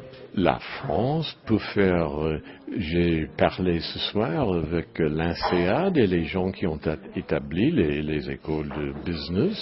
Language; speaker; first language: French; non-native, learner; English